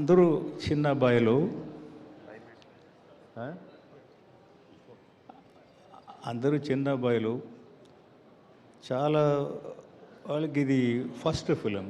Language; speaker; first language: Telugu; non-native, learner; Tamil